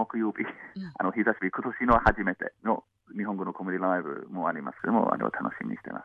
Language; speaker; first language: Japanese; non-native, fluent; English